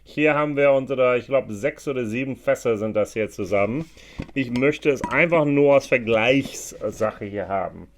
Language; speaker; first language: German; non-native, fluent; English